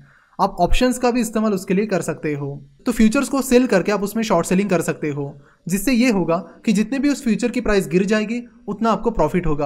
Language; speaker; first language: Hindi; non-native, local second language; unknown